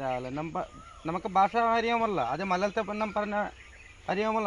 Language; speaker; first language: Malayalam; non-native, learner; Bangla